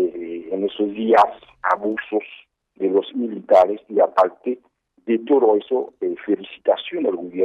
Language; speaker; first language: Spanish; non-native, fluent; Haitian Creole